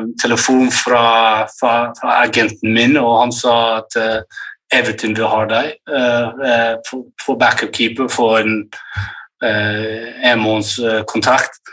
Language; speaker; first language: Norwegian; early bilingual, heritage; English